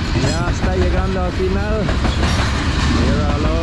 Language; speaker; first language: Spanish; non-native, fluent; English